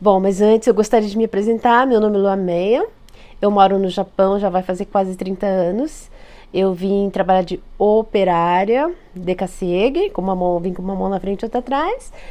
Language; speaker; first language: Portuguese; native; Portuguese